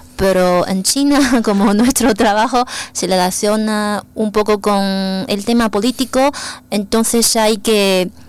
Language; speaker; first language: Spanish; non-native, fluent; Chinese